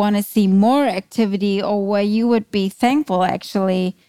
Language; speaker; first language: English; non-native, fluent; German